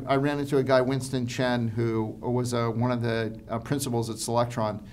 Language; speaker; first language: English; native; English